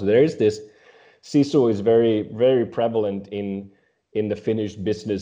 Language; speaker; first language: English; non-native, fluent; Swedish